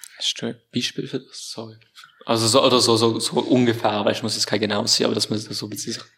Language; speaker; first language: German; native; German